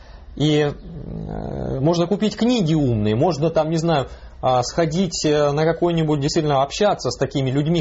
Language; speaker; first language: Russian; native; Russian